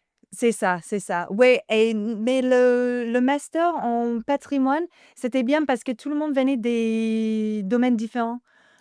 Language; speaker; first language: French; non-native, fluent; English